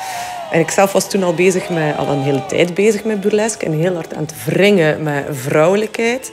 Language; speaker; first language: Dutch; native; Dutch